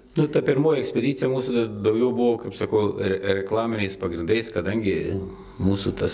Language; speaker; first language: Lithuanian; native; Lithuanian